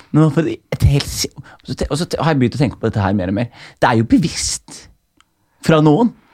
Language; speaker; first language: Norwegian; early bilingual, other home language; Somali